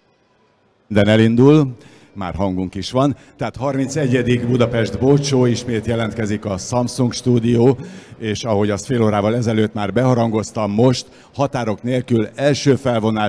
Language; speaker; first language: Hungarian; native; Hungarian